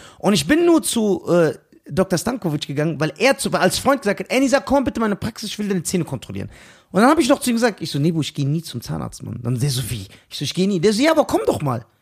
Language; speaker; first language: German; early bilingual, other home language; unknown